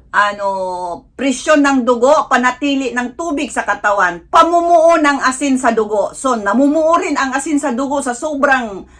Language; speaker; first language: Filipino; non-native, local second language; Iloko